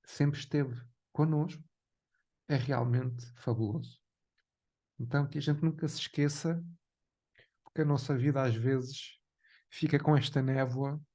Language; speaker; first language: Portuguese; native; Portuguese